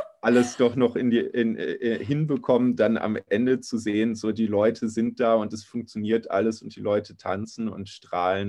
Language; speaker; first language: German; native; German